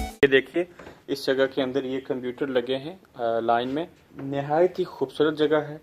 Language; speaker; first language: Urdu; native; Urdu